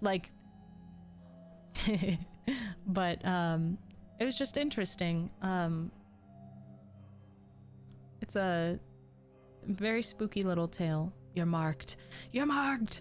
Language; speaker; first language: English; native; English